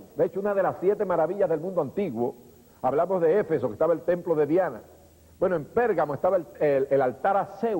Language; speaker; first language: Spanish; native; Spanish